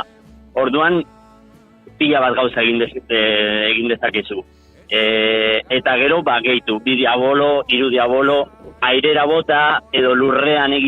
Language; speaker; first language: Basque; non-native, local second language; Spanish